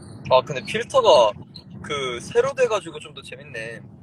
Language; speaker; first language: Korean; early bilingual, other home language; English